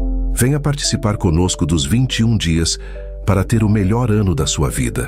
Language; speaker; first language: Portuguese; native; Portuguese